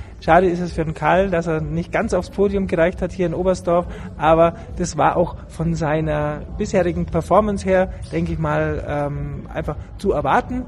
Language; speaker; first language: German; native; German